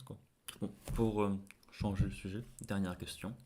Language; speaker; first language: French; non-native, fluent; English